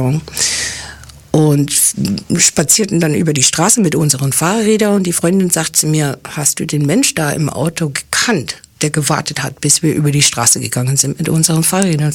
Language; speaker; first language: German; early bilingual, other home language; English